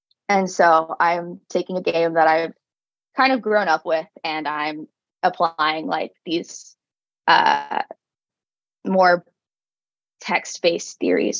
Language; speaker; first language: English; native; English